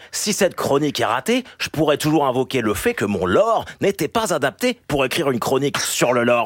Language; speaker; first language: French; native; French